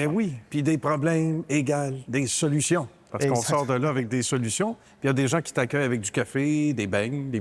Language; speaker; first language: French; native; French